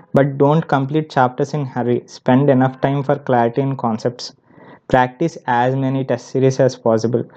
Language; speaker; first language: English; non-native, local second language; Telugu